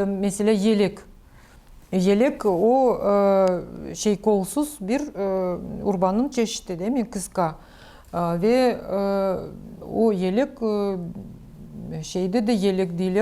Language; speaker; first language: Turkish; non-native, learner; Crimean Tatar